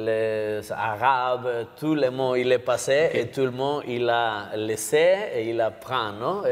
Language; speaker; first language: French; non-native, learner; Basque